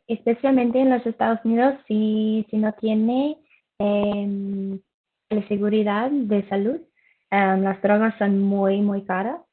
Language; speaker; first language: Spanish; non-native, learner; English